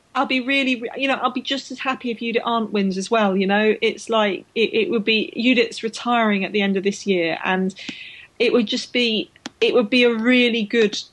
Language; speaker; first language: English; native; English